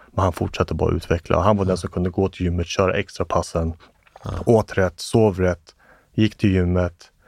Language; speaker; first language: Swedish; early bilingual, other home language; English